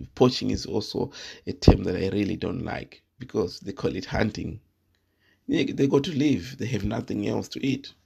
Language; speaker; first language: English; non-native, local second language; Shona